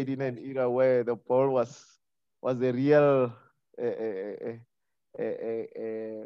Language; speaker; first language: English; non-native, local second language; Northern Sotho